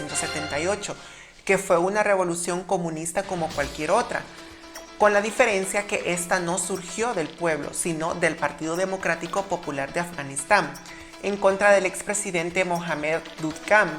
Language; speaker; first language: Spanish; native; Spanish